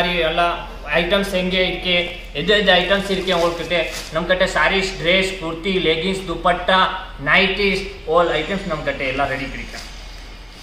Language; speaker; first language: Tamil; non-native, learner; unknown